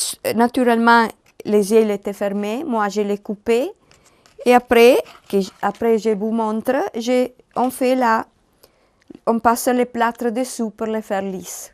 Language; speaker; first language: French; non-native, learner; Italian